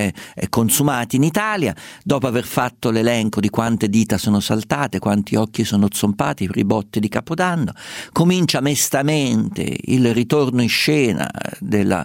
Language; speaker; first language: Italian; native; Italian